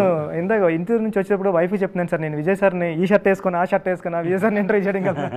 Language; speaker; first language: Telugu; native; Telugu